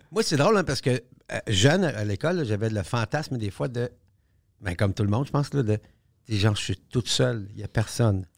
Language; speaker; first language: French; native; French